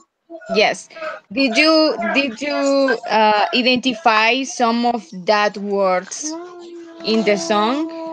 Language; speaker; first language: English; non-native, fluent; Spanish